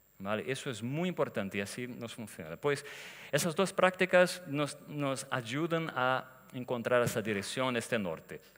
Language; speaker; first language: Spanish; non-native, fluent; Portuguese